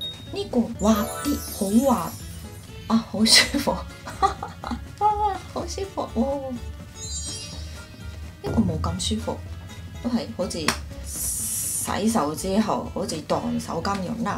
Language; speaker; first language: Cantonese; non-native, fluent; Japanese